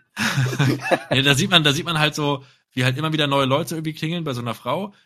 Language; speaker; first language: German; native; German